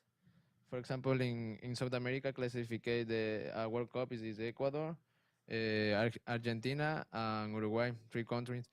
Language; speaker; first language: English; non-native, learner; Spanish